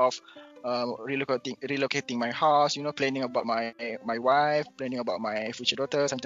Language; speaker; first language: English; non-native, local second language; Malay